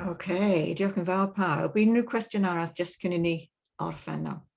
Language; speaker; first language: Welsh; non-native, learner; English